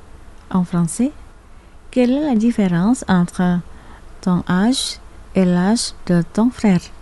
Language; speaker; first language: French; non-native, fluent; Indonesian